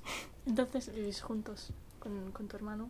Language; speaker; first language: Spanish; non-native, learner; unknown